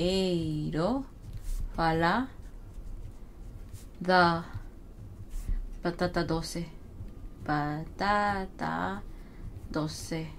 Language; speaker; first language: Portuguese; non-native, learner; English